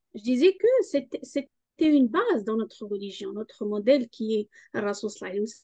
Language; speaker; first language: French; non-native, local second language; Arabic